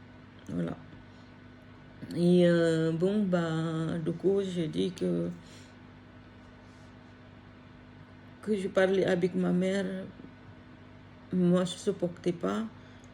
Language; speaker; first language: French; non-native, learner; Filipino